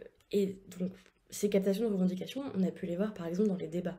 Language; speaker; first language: French; native; French